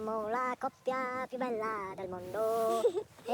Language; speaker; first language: Italian; native; Italian